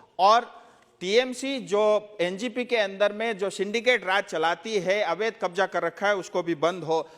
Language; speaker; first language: Hindi; non-native, local second language; Nepali